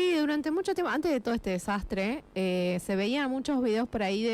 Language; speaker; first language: Spanish; native; Spanish